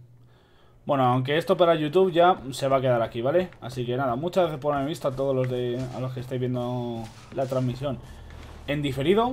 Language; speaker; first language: Spanish; native; Spanish